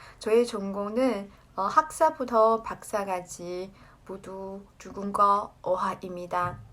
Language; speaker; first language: Korean; non-native, fluent; Chinese